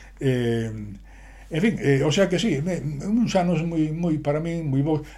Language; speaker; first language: Galician; non-native, local second language; Spanish